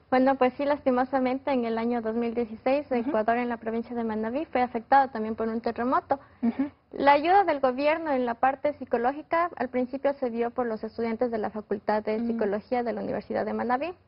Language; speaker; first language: Spanish; native; Spanish